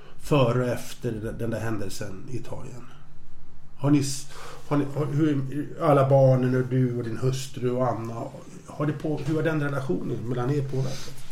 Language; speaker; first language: Swedish; native; Swedish